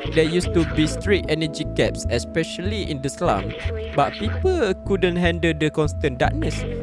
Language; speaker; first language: English; non-native, local second language; Malay